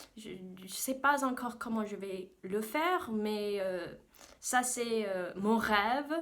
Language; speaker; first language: French; non-native, fluent; English